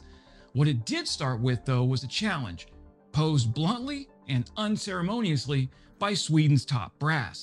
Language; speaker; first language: English; native; English